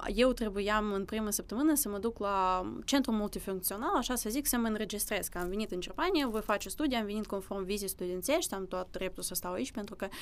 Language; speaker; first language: Romanian; early bilingual, other home language; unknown